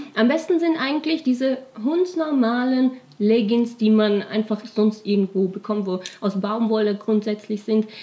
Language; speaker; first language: German; native; German